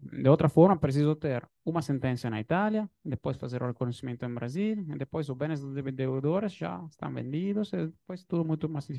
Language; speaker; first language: Portuguese; non-native, fluent; Italian